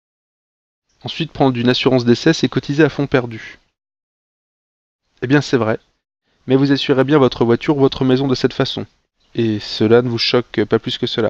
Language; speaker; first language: French; native; French